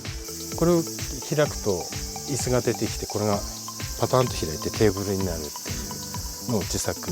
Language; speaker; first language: Japanese; native; Japanese